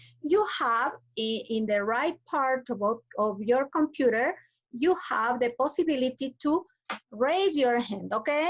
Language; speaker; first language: English; non-native, fluent; Spanish